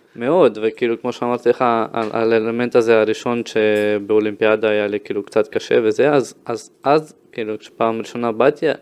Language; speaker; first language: Hebrew; early bilingual, other home language; Ukrainian